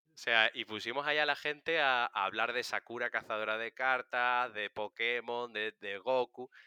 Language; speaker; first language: Spanish; native; Spanish